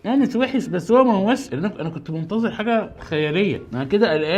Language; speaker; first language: Arabic; native; Arabic